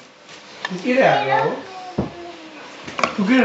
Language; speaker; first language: Spanish; native; Spanish